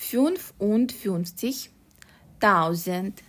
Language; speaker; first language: German; non-native, fluent; Russian